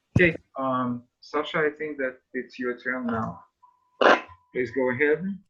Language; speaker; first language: English; non-native, fluent; Russian